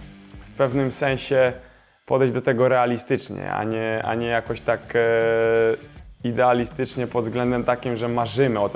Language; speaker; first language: Polish; native; Polish